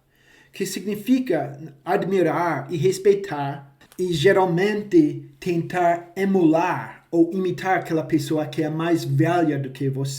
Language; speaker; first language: Portuguese; non-native, fluent; English